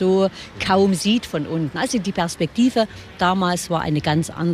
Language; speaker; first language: German; native; German